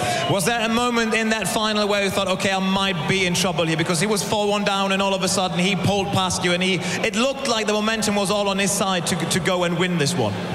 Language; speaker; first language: English; non-native, fluent; German